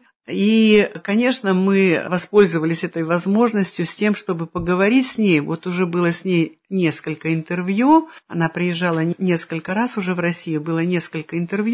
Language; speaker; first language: Russian; native; Russian